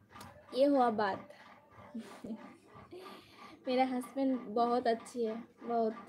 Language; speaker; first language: Hindi; non-native, local second language; Bangla